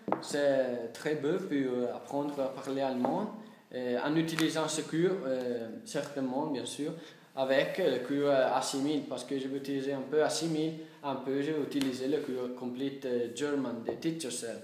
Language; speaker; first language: French; non-native, learner; Italian